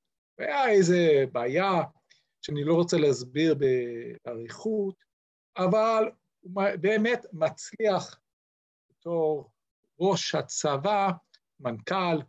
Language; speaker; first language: Hebrew; non-native, fluent; English